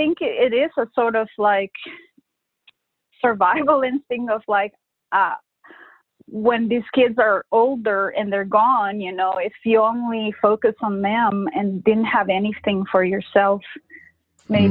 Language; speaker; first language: English; non-native, fluent; Spanish